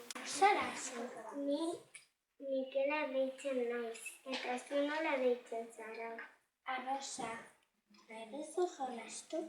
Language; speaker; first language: Basque; non-native, local second language; Spanish